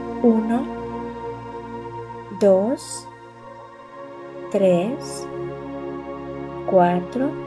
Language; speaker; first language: Spanish; native; Spanish